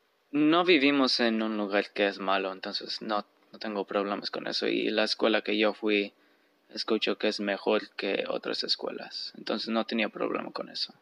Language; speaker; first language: Spanish; early bilingual, heritage; Spanish